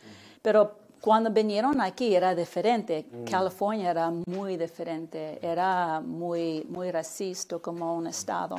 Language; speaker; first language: Spanish; early bilingual, heritage; Spanish